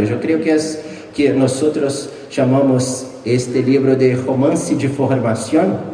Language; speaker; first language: Spanish; non-native, fluent; Portuguese